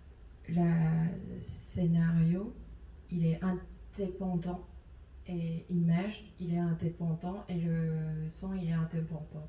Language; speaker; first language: French; non-native, fluent; Chinese